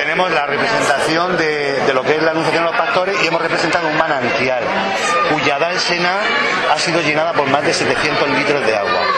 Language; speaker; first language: Spanish; native; Spanish